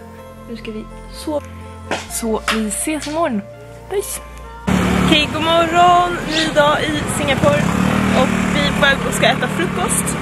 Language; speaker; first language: Swedish; native; Swedish